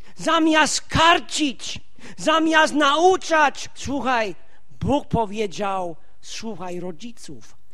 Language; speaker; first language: Polish; non-native, fluent; English